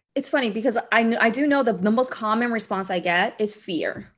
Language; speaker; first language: English; early bilingual, other home language; Portuguese